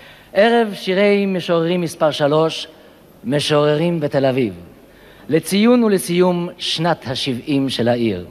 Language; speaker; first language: Hebrew; native; Hebrew